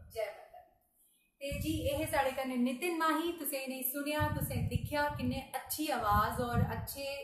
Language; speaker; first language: Punjabi; non-native, local second language; Dogri